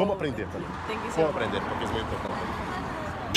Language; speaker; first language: Spanish; non-native, fluent; Portuguese